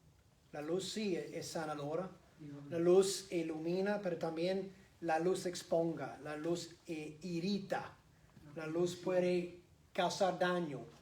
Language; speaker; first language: Spanish; non-native, fluent; English